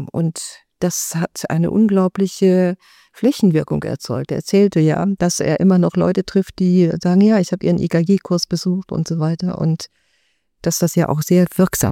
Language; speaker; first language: German; native; German